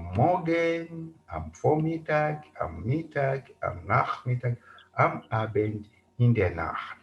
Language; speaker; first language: German; non-native, fluent; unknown